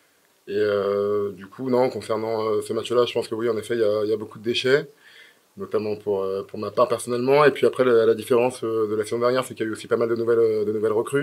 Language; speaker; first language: French; native; French